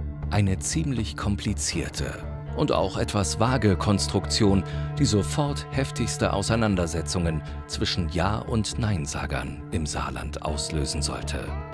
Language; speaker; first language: German; native; German